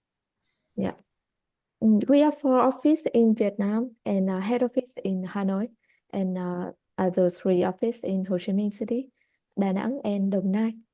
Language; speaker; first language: English; non-native, learner; Vietnamese